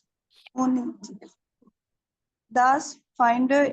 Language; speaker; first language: German; non-native, learner; Hindi